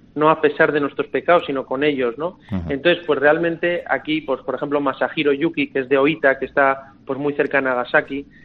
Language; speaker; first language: Spanish; native; Spanish